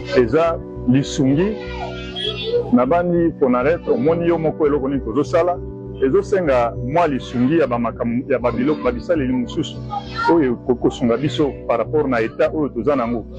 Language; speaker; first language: Lingala; native; Lingala